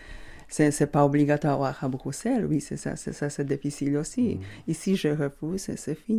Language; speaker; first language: French; non-native, learner; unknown